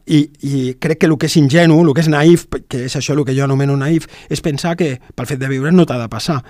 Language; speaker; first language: Catalan; non-native, local second language; Spanish